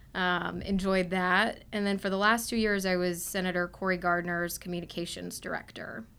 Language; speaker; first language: English; native; English